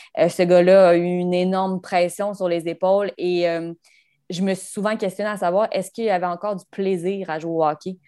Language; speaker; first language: French; native; French